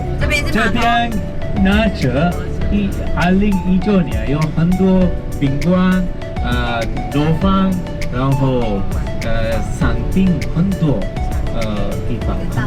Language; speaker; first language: Chinese; non-native, learner; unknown